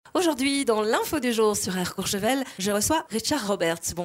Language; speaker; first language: French; native; French